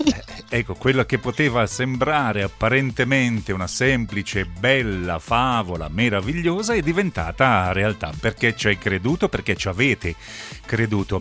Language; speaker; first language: Italian; native; Italian